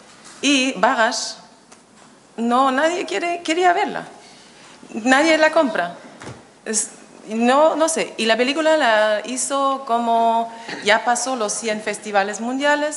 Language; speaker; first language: Spanish; non-native, fluent; German